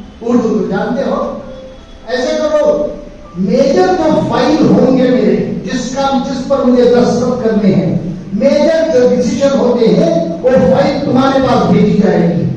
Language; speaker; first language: Urdu; native; Urdu